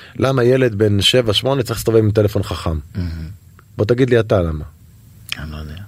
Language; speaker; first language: Hebrew; native; Hebrew